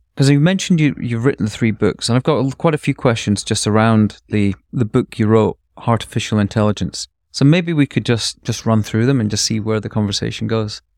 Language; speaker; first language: English; native; English